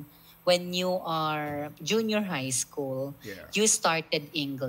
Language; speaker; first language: English; non-native, local second language; Filipino